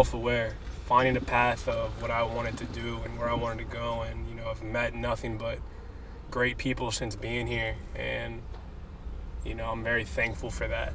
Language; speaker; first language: English; native; English